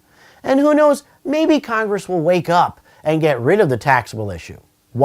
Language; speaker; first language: English; native; English